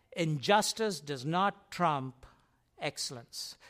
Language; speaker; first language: English; non-native, local second language; Tamil